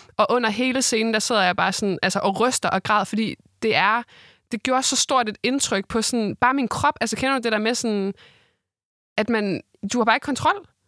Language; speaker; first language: Danish; native; Danish